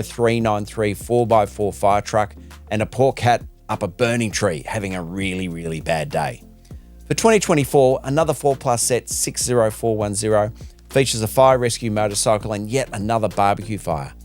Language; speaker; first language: English; native; English